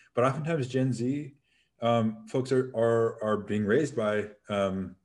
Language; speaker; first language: English; native; English